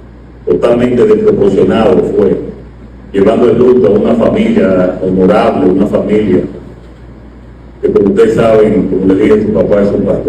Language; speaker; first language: Spanish; native; Spanish